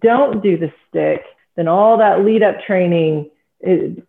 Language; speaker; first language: English; native; English